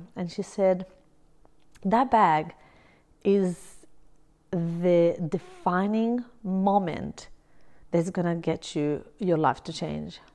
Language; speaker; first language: English; non-native, fluent; Italian